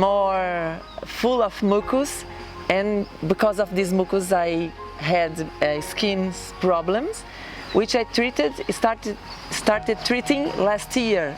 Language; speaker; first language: English; non-native, learner; Portuguese